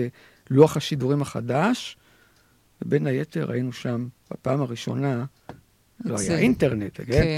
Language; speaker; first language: Hebrew; native; Hebrew